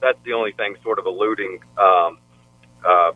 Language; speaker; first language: English; native; English